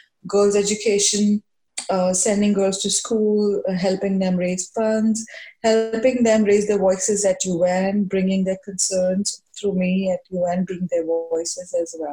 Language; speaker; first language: English; non-native, local second language; Hindi